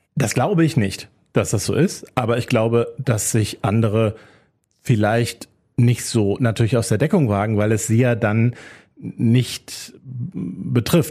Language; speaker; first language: German; native; German